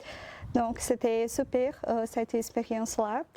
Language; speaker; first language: French; non-native, learner; Portuguese